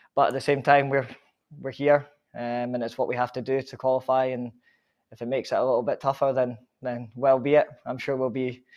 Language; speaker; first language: English; native; English